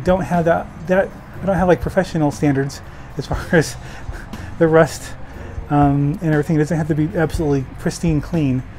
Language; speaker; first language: English; native; English